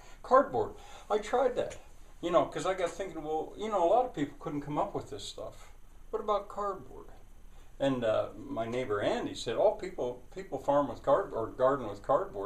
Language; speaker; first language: English; native; English